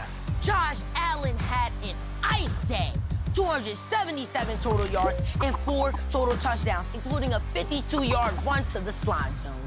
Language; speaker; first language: English; native; English